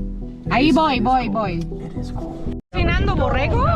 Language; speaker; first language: Spanish; non-native, fluent; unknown